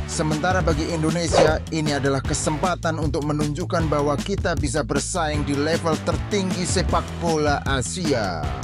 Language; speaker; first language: Indonesian; native; Indonesian